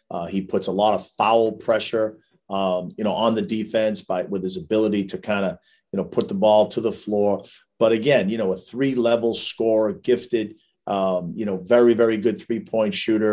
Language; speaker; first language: English; native; English